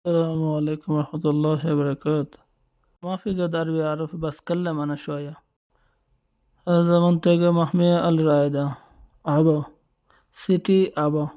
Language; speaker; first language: Arabic; non-native, learner; Bangla